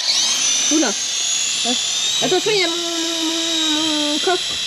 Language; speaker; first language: French; native; French